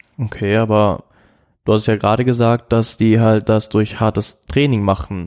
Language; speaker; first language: German; native; German